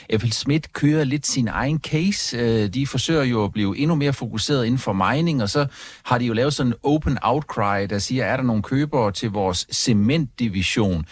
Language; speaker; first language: Danish; native; Danish